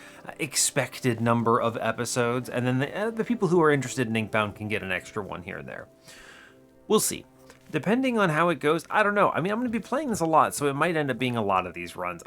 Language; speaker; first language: English; native; English